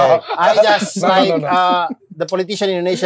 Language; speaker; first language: English; non-native, learner; Indonesian